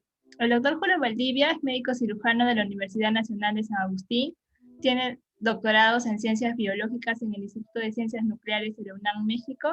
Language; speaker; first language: Spanish; native; Spanish